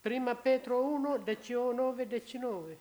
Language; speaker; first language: Italian; non-native, learner; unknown